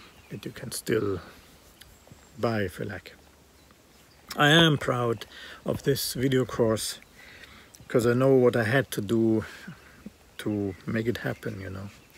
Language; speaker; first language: English; non-native, fluent; German